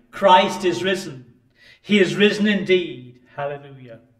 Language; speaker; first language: English; native; English